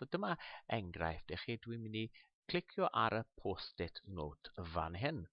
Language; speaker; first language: Welsh; non-native, local second language; English